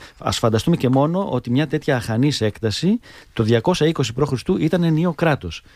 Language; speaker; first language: Greek; native; Greek